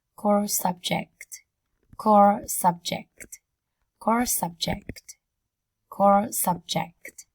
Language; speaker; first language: English; non-native, fluent; Vietnamese